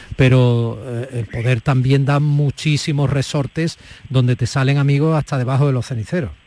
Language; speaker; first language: Spanish; native; Spanish